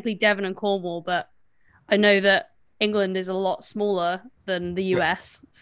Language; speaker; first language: English; native; English